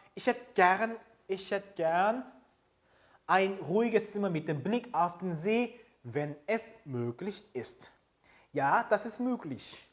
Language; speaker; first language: German; non-native, fluent; Korean